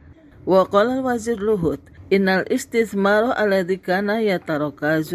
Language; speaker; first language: Arabic; non-native, fluent; Indonesian